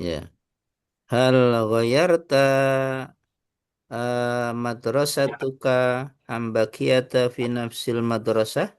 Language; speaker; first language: Arabic; non-native, learner; Indonesian